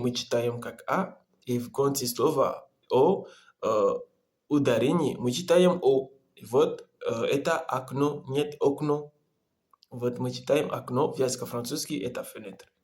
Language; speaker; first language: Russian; non-native, learner; Comorian